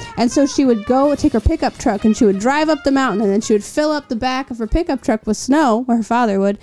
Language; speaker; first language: English; native; English